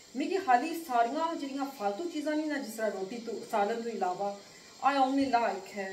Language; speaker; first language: Punjabi; early bilingual, other home language; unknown